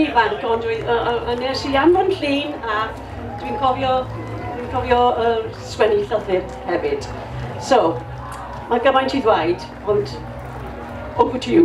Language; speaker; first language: Welsh; non-native, local second language; English